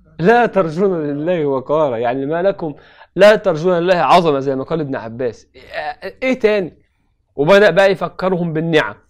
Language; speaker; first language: Arabic; native; Arabic